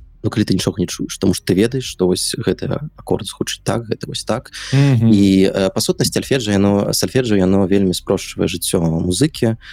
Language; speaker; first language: Belarusian; non-native, local second language; Russian